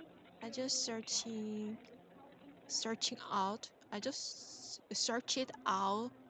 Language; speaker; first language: English; non-native, learner; Korean